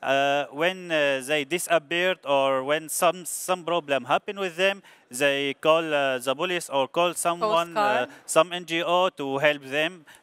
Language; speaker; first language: English; non-native, learner; Arabic